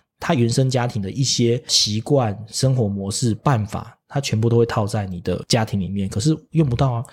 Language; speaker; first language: Chinese; native; Chinese